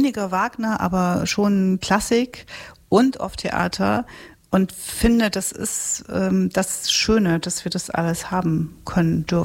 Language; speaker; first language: German; native; German